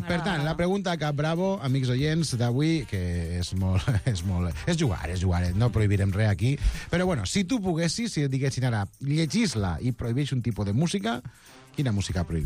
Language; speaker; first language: Catalan; native; Catalan